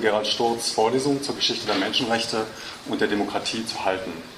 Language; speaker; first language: German; native; German